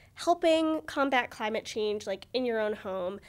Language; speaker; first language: English; native; English